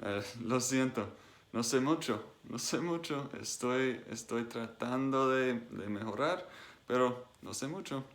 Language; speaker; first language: Spanish; non-native, learner; English